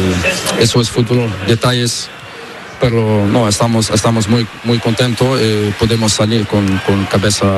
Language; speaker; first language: Spanish; non-native, fluent; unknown